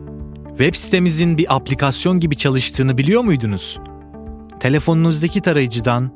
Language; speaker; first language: Turkish; native; Turkish